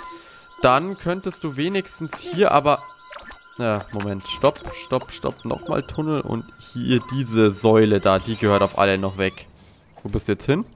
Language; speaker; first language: German; native; German